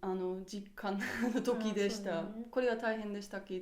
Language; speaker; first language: Japanese; non-native, learner; German